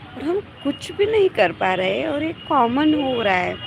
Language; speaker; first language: Hindi; non-native, local second language; Marathi